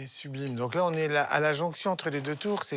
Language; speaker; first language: French; native; French